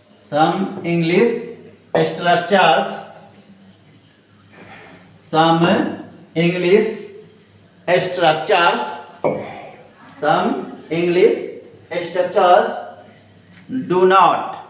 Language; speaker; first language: English; non-native, local second language; Hindi